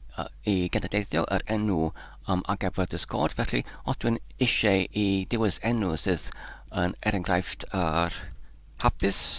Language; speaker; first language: Welsh; non-native, learner; Polish